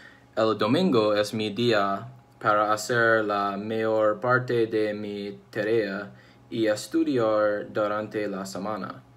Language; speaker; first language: Spanish; non-native, learner; English